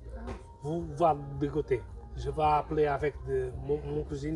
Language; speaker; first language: French; non-native, learner; Portuguese